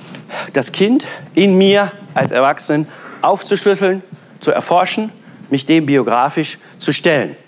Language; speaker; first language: German; native; German